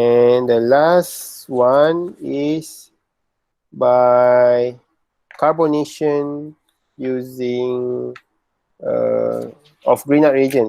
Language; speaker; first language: English; non-native, local second language; Malay